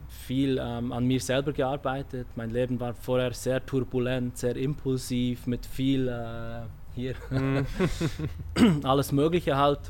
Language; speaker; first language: German; native; German